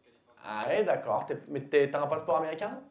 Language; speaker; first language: French; native; French